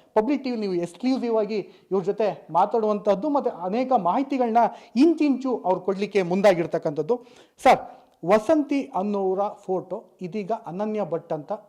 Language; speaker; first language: Kannada; native; Kannada